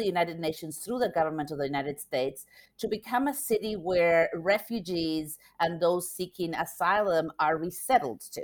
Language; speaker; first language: English; non-native, fluent; Spanish